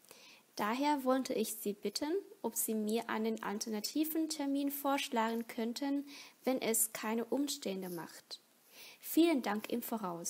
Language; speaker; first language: German; non-native, fluent; Vietnamese